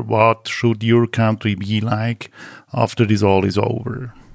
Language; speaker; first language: English; non-native, fluent; German